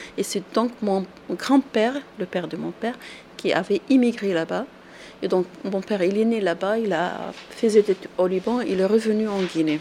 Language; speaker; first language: French; non-native, local second language; Arabic